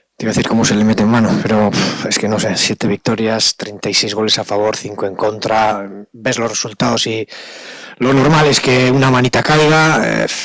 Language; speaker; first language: Spanish; non-native, local second language; Basque